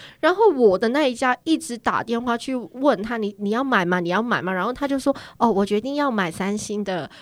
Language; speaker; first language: Chinese; non-native, fluent; Cantonese